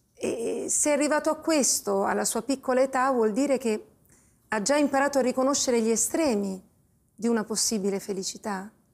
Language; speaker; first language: Italian; native; Italian